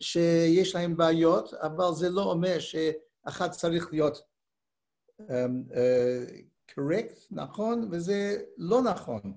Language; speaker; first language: Hebrew; non-native, learner; English